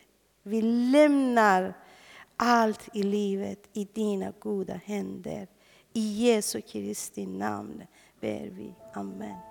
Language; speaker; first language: Swedish; non-native, fluent; Persian